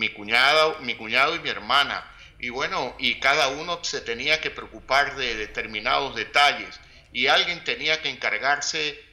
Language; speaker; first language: Spanish; native; Spanish